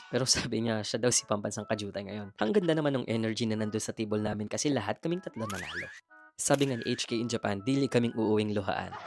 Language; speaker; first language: Filipino; native; Filipino